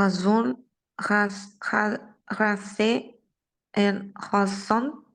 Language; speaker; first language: English; non-native, fluent; Spanish